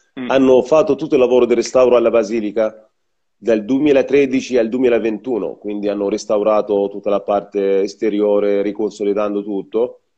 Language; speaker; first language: Italian; non-native, fluent; Arabic